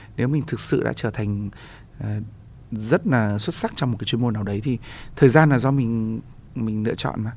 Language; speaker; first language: Vietnamese; native; Vietnamese